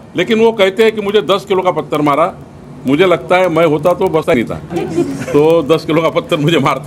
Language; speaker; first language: Hindi; non-native, local second language; Marathi